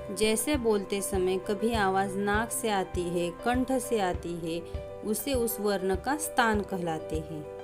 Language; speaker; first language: Hindi; non-native, local second language; Marathi